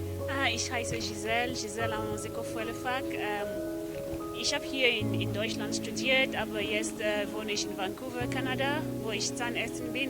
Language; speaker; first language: German; non-native, fluent; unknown